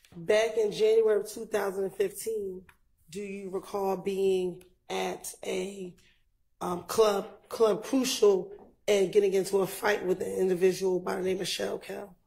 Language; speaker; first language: English; native; English